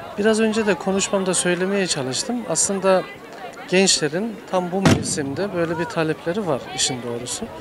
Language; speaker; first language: Turkish; native; Turkish